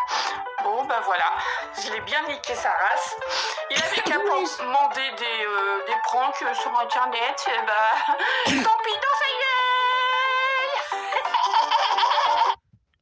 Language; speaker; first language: French; native; French